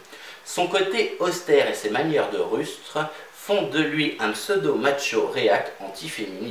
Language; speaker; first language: French; native; French